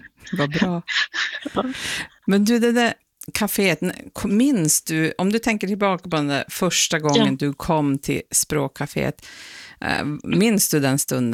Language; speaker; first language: Swedish; native; Swedish